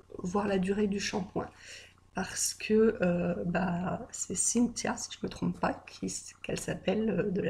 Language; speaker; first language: French; native; French